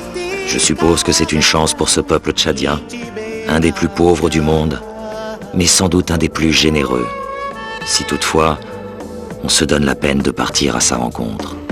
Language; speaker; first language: French; native; French